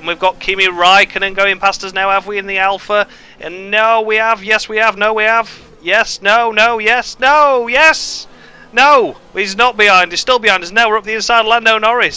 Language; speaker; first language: English; native; English